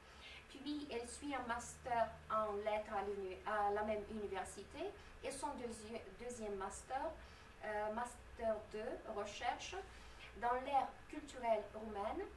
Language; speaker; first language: French; non-native, fluent; Romanian